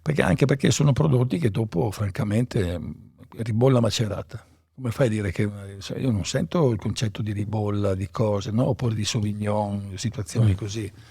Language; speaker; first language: Italian; native; Italian